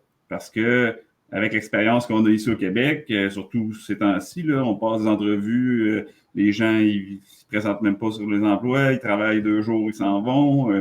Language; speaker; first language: French; native; French